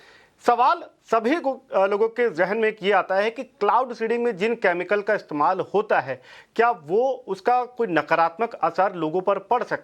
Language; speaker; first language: Hindi; native; Hindi